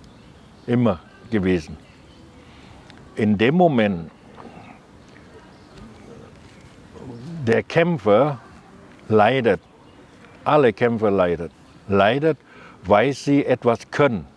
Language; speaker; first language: German; non-native, learner; Thai